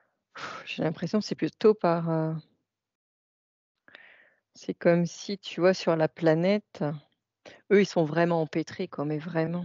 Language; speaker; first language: French; native; French